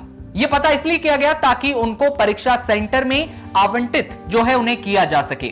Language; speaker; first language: Hindi; native; Hindi